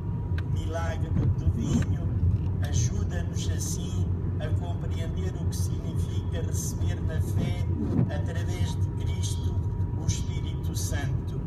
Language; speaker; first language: Portuguese; native; Portuguese